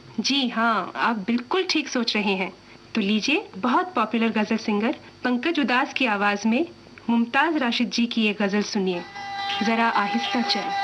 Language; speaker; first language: Hindi; non-native, local second language; Tamil